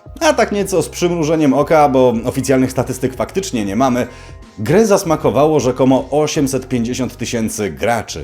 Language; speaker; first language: Polish; native; Polish